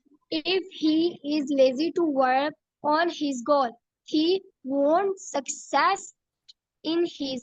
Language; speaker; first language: English; non-native, learner; Urdu